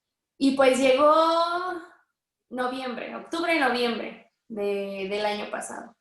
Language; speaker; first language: Spanish; native; Spanish